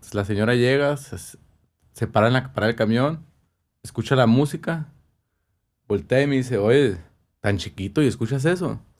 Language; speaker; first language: Spanish; native; Spanish